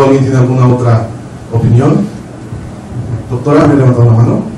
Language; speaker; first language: Spanish; native; Spanish